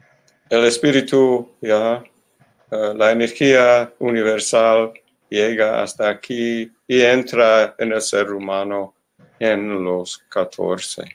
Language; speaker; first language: Spanish; non-native, learner; English